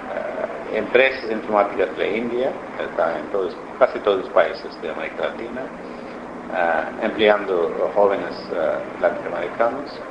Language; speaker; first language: Spanish; non-native, learner; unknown